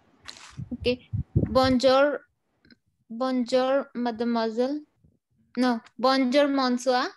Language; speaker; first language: French; non-native, learner; Hindi